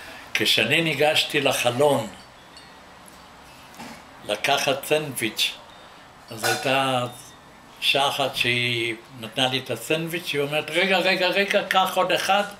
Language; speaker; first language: Hebrew; non-native, fluent; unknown